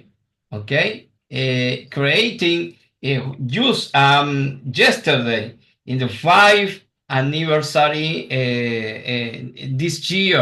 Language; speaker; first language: English; non-native, learner; Spanish